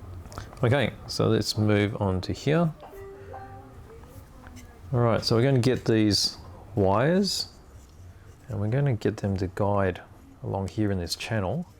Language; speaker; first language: English; native; English